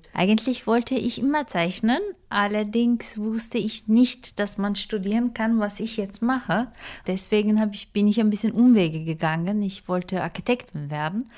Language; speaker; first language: German; non-native, fluent; Turkish